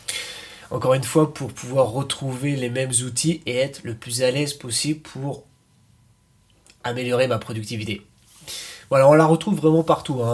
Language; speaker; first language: French; native; French